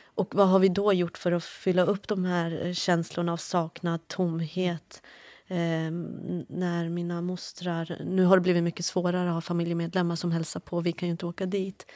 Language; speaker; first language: Swedish; early bilingual, other home language; Kurdish